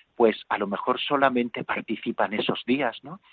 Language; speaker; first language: Spanish; native; Spanish